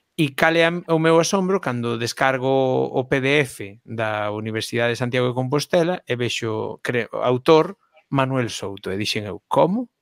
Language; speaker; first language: Galician; non-native, local second language; Spanish